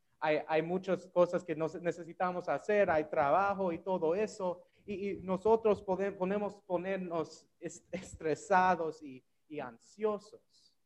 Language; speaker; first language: Spanish; non-native, learner; English